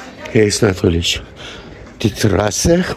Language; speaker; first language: German; non-native, learner; Persian